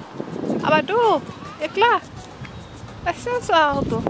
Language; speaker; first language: German; non-native, learner; Indonesian